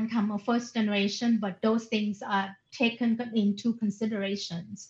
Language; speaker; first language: English; non-native, fluent; Thai